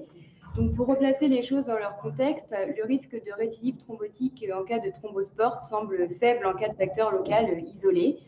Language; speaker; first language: French; native; French